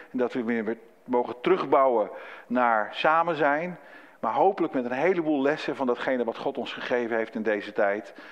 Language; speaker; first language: Dutch; native; Dutch